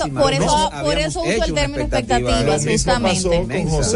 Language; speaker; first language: Spanish; native; Spanish